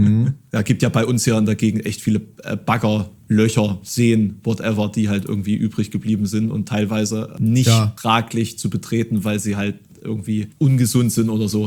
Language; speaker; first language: German; native; German